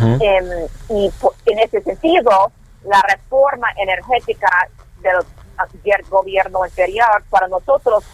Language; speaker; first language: Spanish; non-native, fluent; English